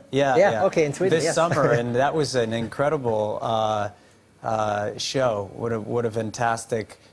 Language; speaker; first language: English; native; English